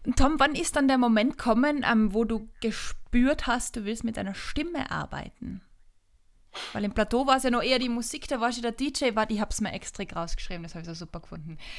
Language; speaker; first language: German; native; German